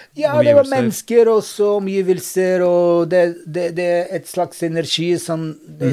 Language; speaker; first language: Norwegian; non-native, fluent; Bulgarian